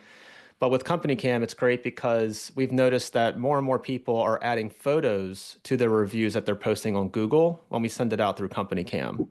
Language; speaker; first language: English; native; English